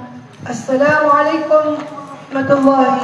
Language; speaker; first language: Arabic; non-native, fluent; Malay